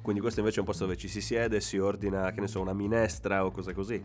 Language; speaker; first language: Italian; native; Italian